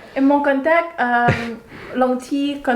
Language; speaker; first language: French; non-native, learner; Thai